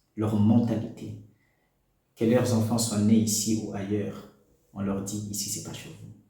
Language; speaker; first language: French; non-native, local second language; Lingala